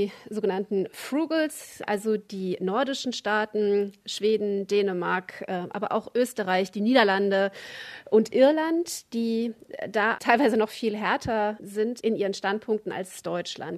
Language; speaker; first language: German; native; German